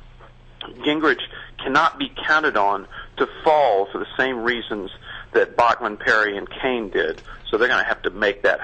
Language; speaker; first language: English; native; English